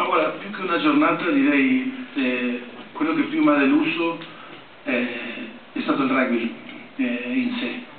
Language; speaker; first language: Italian; non-native, fluent; Spanish